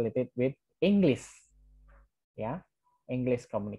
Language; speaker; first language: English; non-native, learner; Indonesian